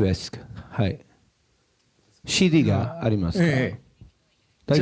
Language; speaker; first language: Japanese; non-native, learner; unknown